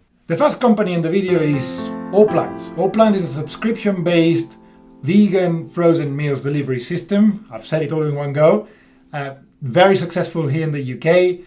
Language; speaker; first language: English; non-native, fluent; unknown